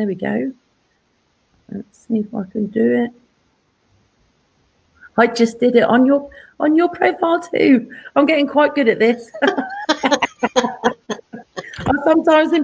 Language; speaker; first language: English; native; English